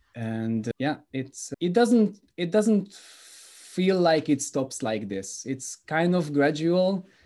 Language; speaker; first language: English; non-native, fluent; Hungarian